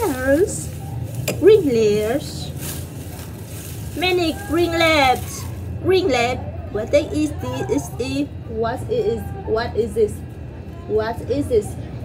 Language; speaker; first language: English; non-native, learner; Vietnamese